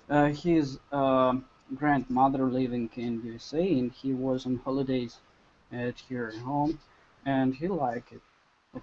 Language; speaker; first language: English; non-native, learner; Russian